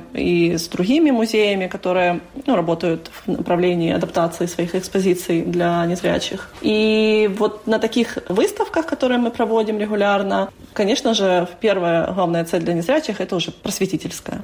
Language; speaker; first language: Russian; native; Russian